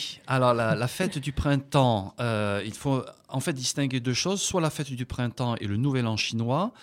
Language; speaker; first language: French; native; French